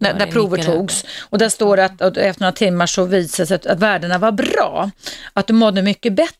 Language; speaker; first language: Swedish; native; Swedish